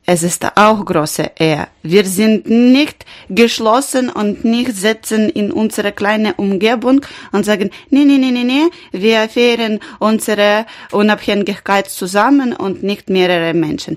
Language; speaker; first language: German; non-native, learner; Ukrainian